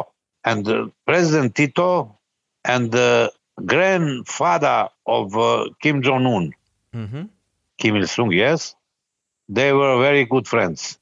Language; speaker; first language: English; non-native, learner; Serbian